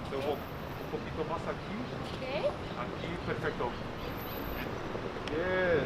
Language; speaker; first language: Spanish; non-native, fluent; English